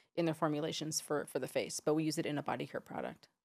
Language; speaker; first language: English; native; English